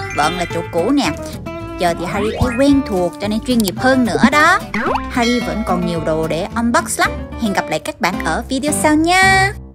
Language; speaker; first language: Vietnamese; early bilingual, heritage; Korean